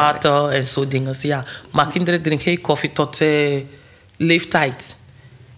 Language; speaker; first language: Dutch; non-native, learner; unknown